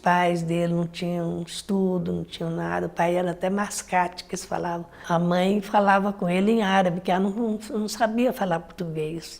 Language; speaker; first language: Portuguese; native; Portuguese